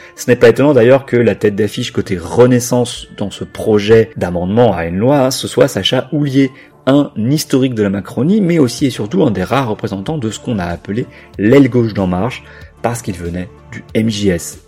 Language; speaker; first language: French; native; French